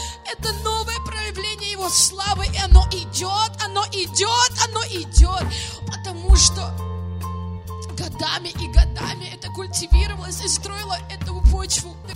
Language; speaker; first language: Russian; native; Russian